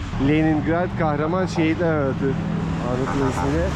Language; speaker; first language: Turkish; native; Turkish